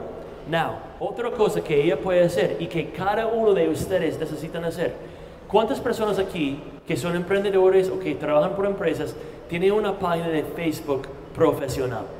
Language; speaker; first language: Spanish; non-native, fluent; English